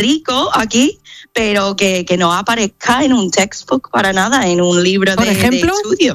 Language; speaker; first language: Spanish; non-native, fluent; English